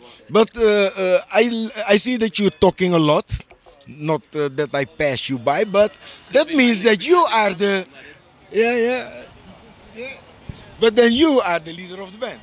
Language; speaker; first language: English; non-native, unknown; Dutch